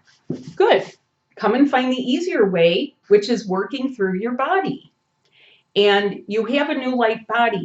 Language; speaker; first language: English; native; English